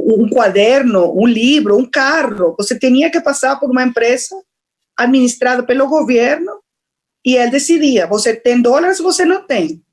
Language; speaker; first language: Portuguese; non-native, fluent; Spanish